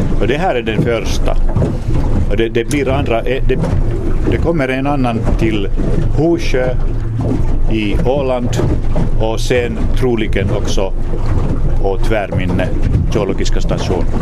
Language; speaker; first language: Swedish; non-native, local second language; Finnish